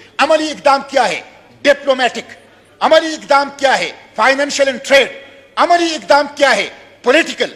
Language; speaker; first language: Urdu; non-native, local second language; Pashto